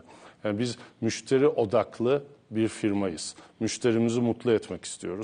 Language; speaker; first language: Turkish; native; Turkish